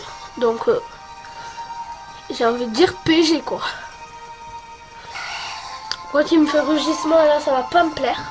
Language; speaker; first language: French; native; French